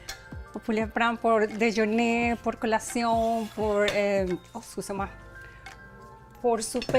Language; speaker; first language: French; non-native, learner; Spanish